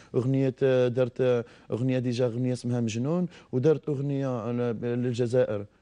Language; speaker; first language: Arabic; native; Arabic